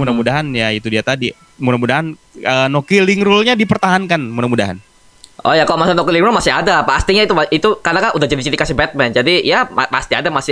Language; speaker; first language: Indonesian; native; Indonesian